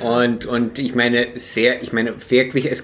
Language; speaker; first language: German; non-native, fluent; English